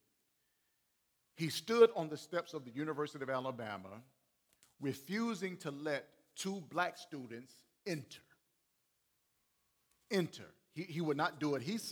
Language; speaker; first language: English; native; English